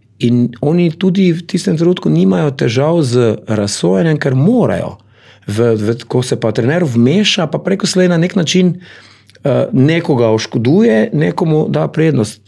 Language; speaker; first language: Slovenian; native; Slovenian